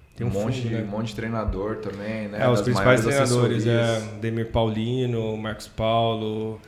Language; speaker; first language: Portuguese; native; Portuguese